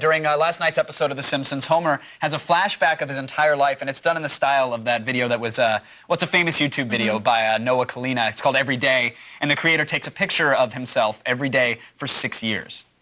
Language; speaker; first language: English; native; English